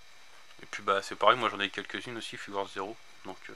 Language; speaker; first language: French; native; French